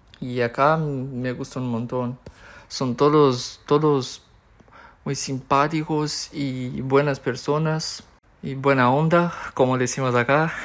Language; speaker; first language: Spanish; non-native, fluent; Portuguese